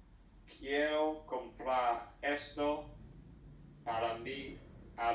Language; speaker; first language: Spanish; non-native, learner; English